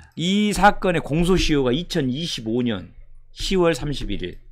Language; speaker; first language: Korean; native; Korean